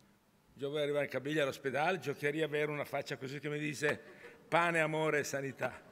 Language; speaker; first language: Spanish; non-native, learner; Italian